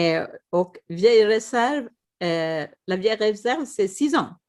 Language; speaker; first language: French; non-native, fluent; Swedish